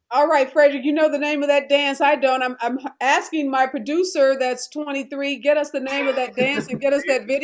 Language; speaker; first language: English; native; English